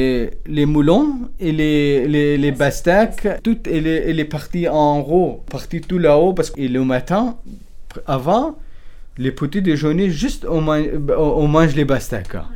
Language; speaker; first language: French; non-native, learner; Kurdish